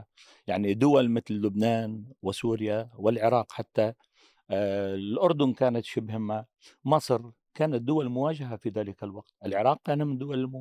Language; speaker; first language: Arabic; native; Arabic